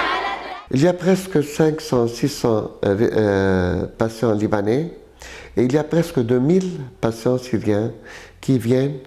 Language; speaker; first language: French; non-native, local second language; Arabic